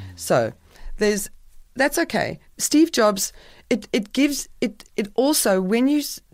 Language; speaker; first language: English; native; English